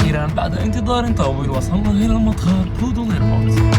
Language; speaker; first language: Arabic; native; Arabic